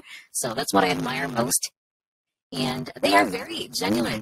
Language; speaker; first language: English; non-native, local second language; Cebuano